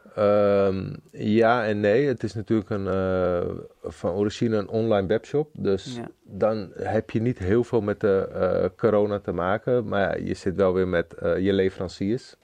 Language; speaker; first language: Dutch; native; Dutch